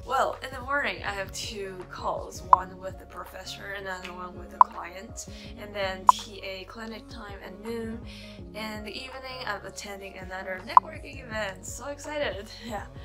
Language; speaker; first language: English; early bilingual, other home language; Chinese